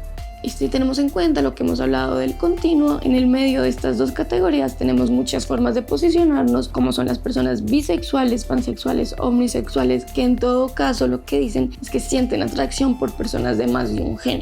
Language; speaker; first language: Spanish; native; Spanish